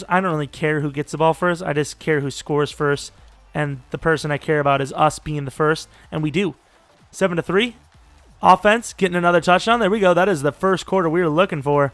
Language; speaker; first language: English; native; English